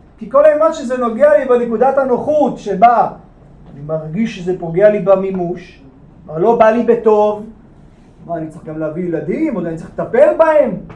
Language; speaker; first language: Hebrew; native; Hebrew